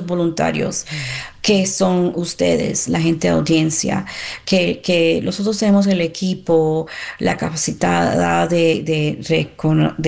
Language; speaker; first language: Spanish; early bilingual, heritage; Spanish